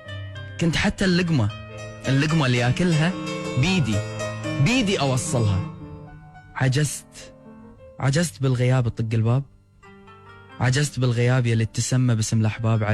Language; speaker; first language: Arabic; native; Arabic